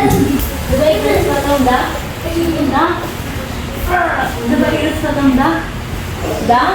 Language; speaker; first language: Russian; non-native, learner; Filipino